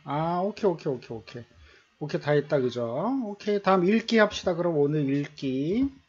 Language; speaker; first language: Korean; native; Korean